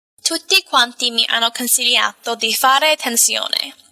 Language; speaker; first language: Italian; non-native, fluent; English